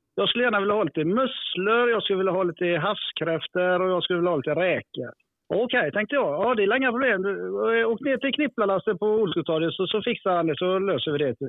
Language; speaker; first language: Swedish; native; Swedish